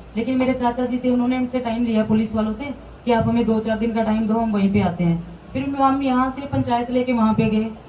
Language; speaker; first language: Hindi; non-native, local second language; Punjabi